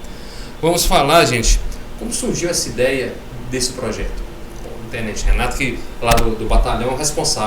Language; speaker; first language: Portuguese; native; Portuguese